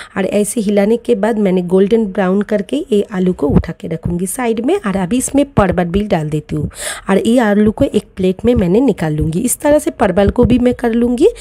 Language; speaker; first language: Hindi; non-native, local second language; Bangla